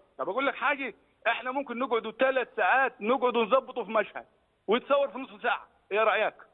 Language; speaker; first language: Arabic; native; Arabic